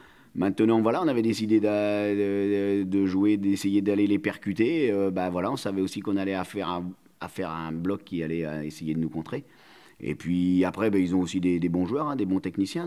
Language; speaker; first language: French; native; French